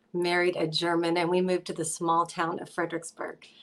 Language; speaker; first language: English; native; English